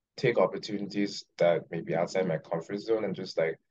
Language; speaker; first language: English; non-native, local second language; Yoruba